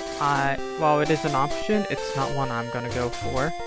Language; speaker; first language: English; native; English